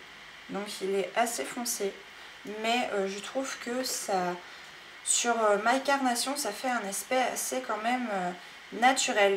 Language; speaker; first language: French; native; French